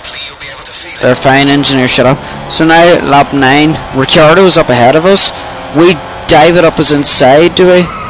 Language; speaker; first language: English; native; English